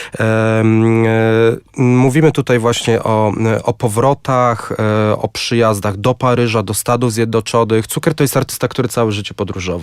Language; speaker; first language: Polish; native; Polish